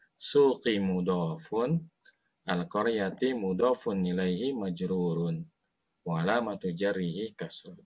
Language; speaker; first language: Arabic; non-native, fluent; Indonesian